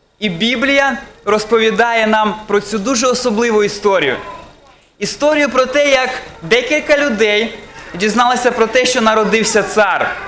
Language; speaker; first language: Ukrainian; non-native, local second language; Russian